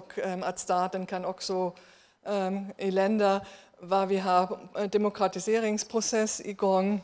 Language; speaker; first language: Swedish; non-native, fluent; German